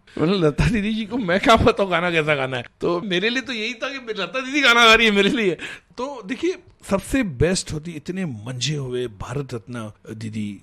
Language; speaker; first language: Hindi; native; Hindi